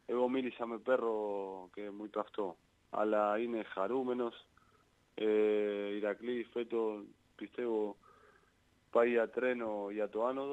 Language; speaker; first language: Greek; non-native, learner; Spanish